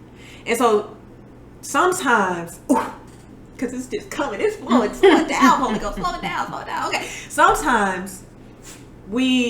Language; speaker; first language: English; native; English